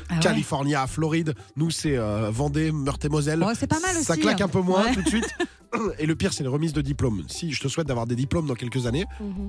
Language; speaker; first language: French; native; French